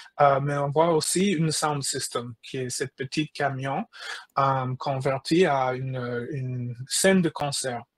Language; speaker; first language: French; non-native, fluent; English